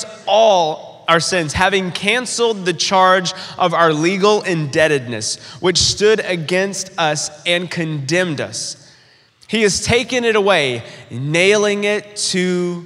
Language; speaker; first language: English; native; English